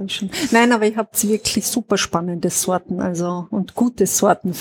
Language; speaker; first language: German; native; German